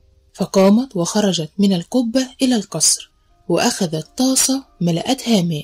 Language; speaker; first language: Arabic; native; Arabic